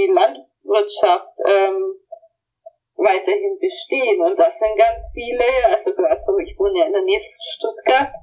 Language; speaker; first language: German; native; German